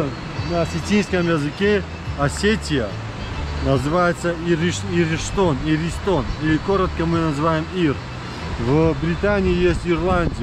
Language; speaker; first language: Russian; native; Russian